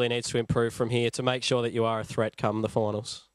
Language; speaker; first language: English; native; English